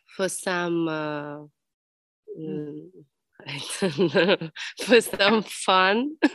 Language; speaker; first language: English; non-native, learner; Ukrainian